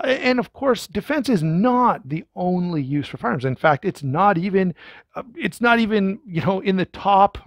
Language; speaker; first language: English; native; English